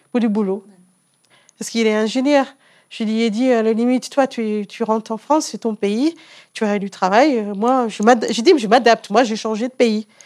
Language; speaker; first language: French; non-native, fluent; English